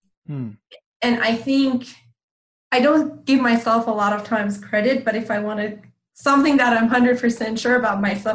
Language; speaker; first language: English; non-native, fluent; Persian